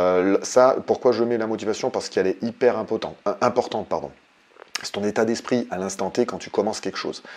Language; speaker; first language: French; native; French